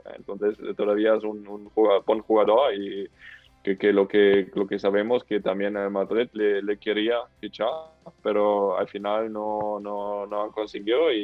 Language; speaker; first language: Spanish; non-native, fluent; German